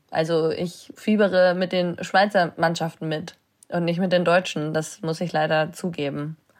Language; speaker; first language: German; native; German